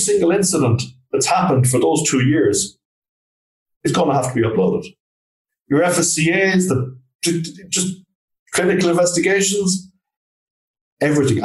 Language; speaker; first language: English; native; English